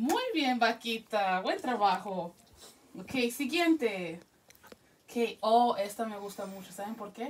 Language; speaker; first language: Spanish; early bilingual, heritage; Spanish